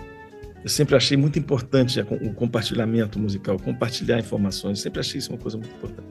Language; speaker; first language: Portuguese; native; Portuguese